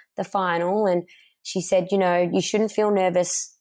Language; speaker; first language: English; native; English